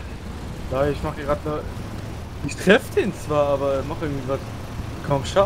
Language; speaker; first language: German; native; German